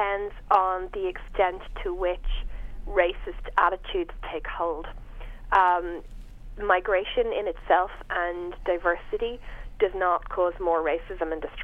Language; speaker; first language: English; native; English